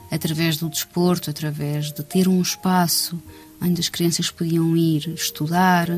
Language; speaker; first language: Portuguese; native; Portuguese